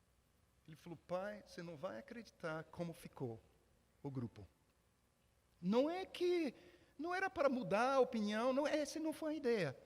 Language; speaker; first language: Portuguese; non-native, fluent; English